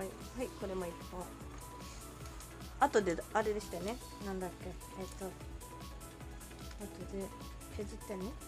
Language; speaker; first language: Japanese; native; Japanese